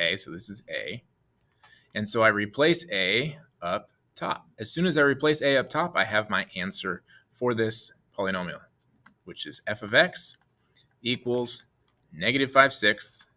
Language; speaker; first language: English; native; English